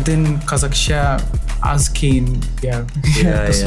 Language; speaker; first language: Kazakh; non-native, learner; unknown